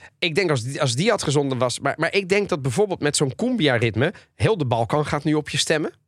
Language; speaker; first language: Dutch; early bilingual, other home language; Italian